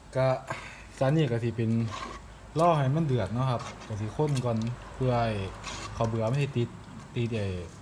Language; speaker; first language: Thai; native; Thai